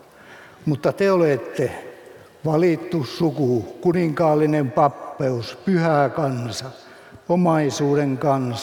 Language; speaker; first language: Finnish; native; Finnish